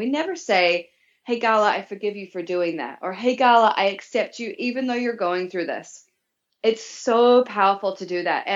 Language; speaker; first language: English; native; English